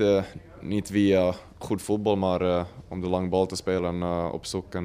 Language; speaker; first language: Dutch; non-native, fluent; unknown